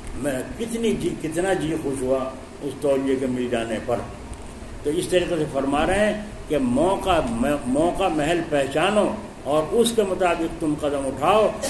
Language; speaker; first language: Urdu; native; Urdu